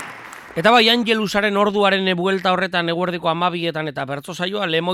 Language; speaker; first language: Basque; native; Basque